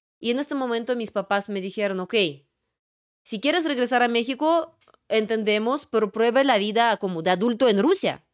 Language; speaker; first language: Spanish; non-native, fluent; Russian